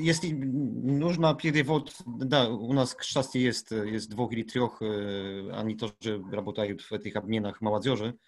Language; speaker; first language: Russian; non-native, learner; Polish